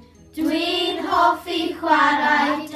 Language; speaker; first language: Welsh; non-native, learner; English